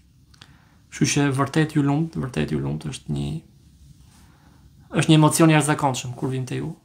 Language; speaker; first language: Albanian; native; Albanian